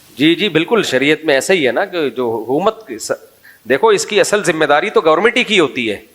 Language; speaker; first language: Urdu; native; Urdu